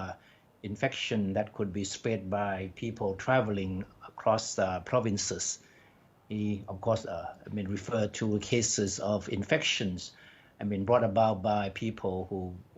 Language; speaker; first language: English; non-native, fluent; Thai